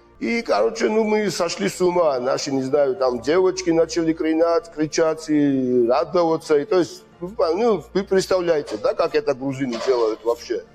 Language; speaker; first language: Russian; non-native, fluent; Georgian